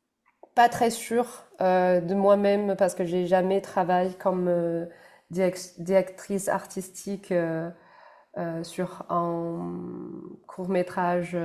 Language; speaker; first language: French; non-native, fluent; Chinese